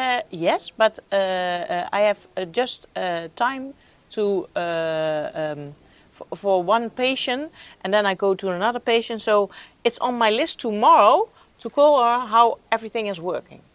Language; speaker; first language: English; non-native, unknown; Dutch